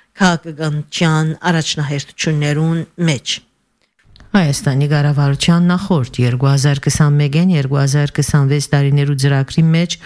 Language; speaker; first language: Armenian; early bilingual, heritage; Armenian